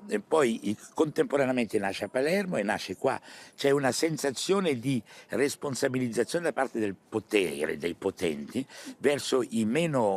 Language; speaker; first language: Italian; native; Italian